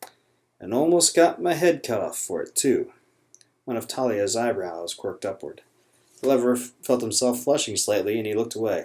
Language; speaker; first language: English; native; English